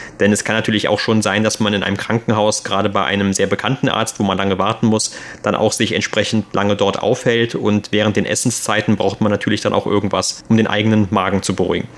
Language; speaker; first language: German; native; German